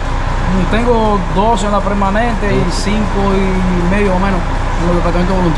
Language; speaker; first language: Spanish; native; Spanish